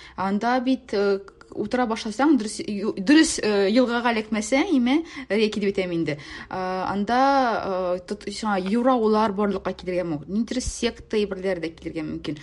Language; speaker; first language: Tatar; native; Tatar